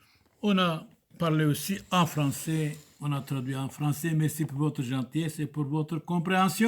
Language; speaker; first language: French; non-native, fluent; Turoyo